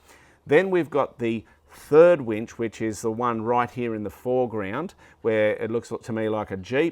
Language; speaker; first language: English; native; English